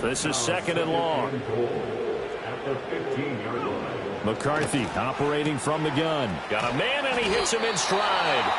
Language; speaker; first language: English; native; English